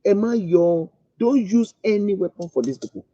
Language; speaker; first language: English; non-native, local second language; Yoruba